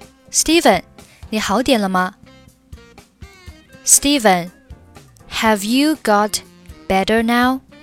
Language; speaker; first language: English; non-native, fluent; Chinese